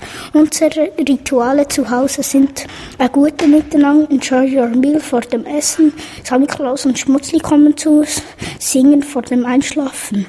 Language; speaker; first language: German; early bilingual, other home language; English